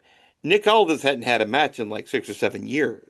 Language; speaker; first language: English; native; English